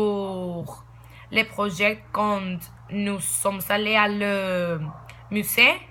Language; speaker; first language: French; non-native, learner; Spanish